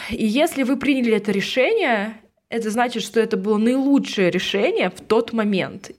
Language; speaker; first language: Russian; native; Russian